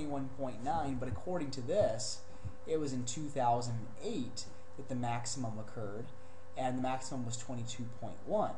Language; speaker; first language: English; native; English